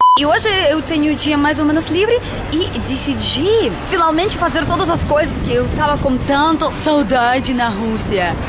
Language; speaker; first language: Portuguese; non-native, learner; Russian